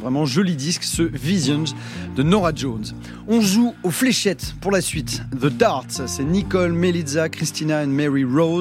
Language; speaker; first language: French; native; French